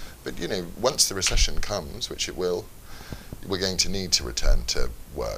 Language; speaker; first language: English; native; English